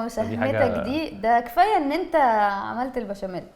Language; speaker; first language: Arabic; native; Arabic